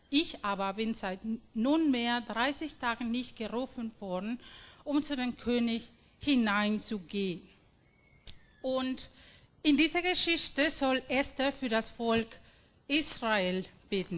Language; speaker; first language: German; non-native, fluent; Spanish